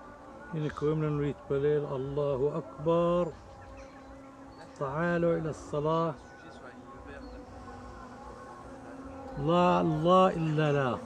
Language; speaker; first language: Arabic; non-native, fluent; Hebrew